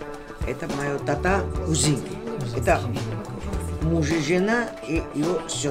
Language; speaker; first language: Polish; non-native, learner; Georgian